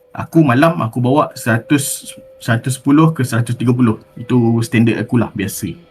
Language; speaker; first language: Malay; native; Malay